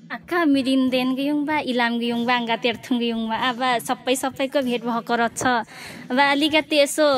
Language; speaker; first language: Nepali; non-native, local second language; Limbu